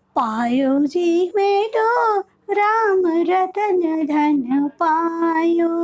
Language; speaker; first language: Hindi; non-native, local second language; Telugu